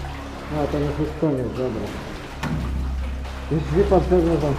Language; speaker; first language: Polish; native; Polish